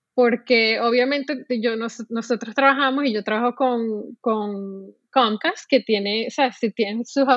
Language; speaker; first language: Spanish; native; Spanish